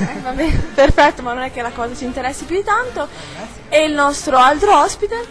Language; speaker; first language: Italian; native; Italian